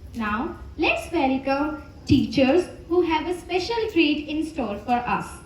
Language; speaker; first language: English; non-native, local second language; Hindi